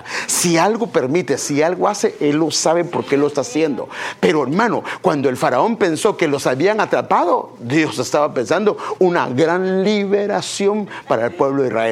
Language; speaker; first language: Spanish; native; Spanish